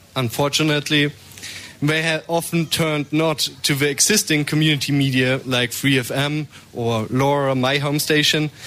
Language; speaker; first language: English; non-native, fluent; German